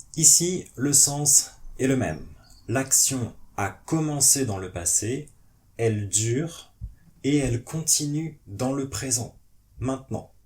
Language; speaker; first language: French; native; French